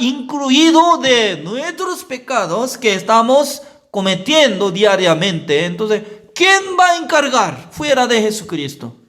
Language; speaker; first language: Spanish; non-native, learner; Korean